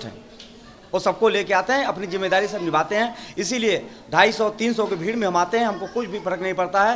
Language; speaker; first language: Hindi; native; Hindi